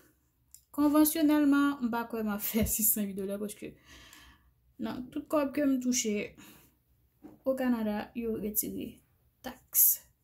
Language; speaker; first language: French; non-native, learner; Haitian Creole